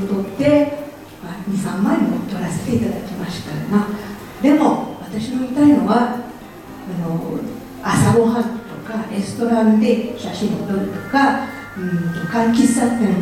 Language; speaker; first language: Japanese; non-native, fluent; French